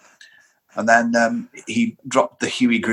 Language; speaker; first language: English; native; English